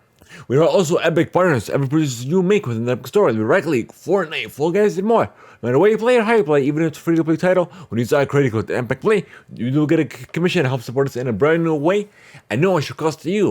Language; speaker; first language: English; early bilingual, heritage; Arabic